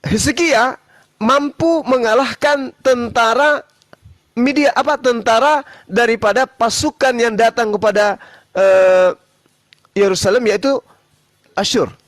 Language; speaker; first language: Indonesian; native; Indonesian